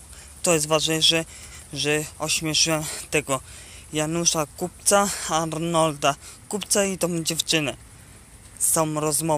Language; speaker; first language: Polish; native; Polish